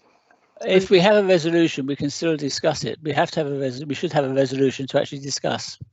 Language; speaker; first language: English; native; English